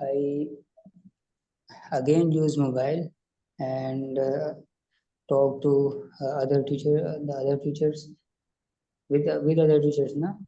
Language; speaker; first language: English; non-native, learner; Urdu